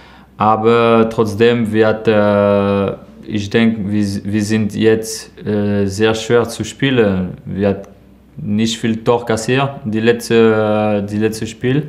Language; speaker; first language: German; non-native, learner; French